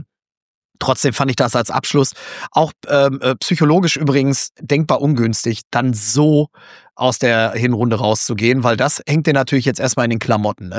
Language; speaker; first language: German; native; German